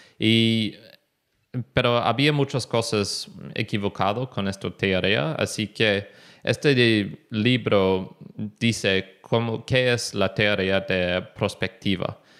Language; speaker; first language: Spanish; non-native, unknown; English